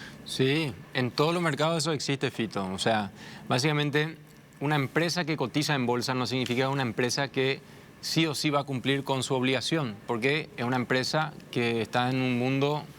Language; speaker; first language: Spanish; native; Spanish